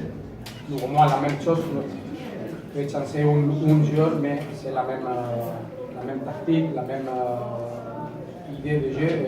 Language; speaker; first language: French; non-native, fluent; Spanish